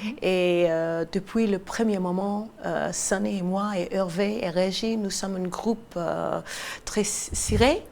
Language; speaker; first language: French; non-native, learner; English